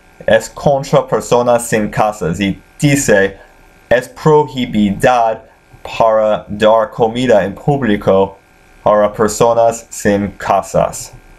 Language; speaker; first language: Spanish; non-native, learner; English